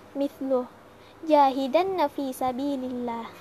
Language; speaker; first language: Arabic; non-native, learner; Indonesian